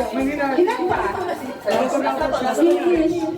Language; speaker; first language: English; non-native, local second language; Filipino